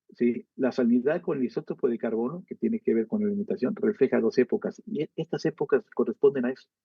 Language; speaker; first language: Spanish; native; Spanish